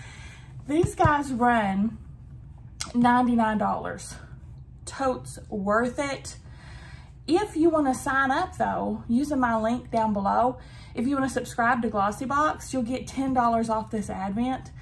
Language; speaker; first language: English; native; English